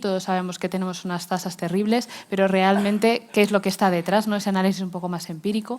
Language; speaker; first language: Spanish; native; Spanish